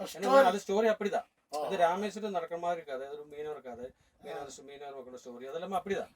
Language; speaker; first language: Tamil; non-native, learner; Malayalam